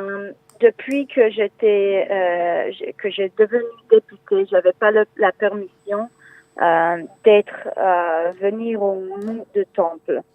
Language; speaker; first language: French; non-native, fluent; Hebrew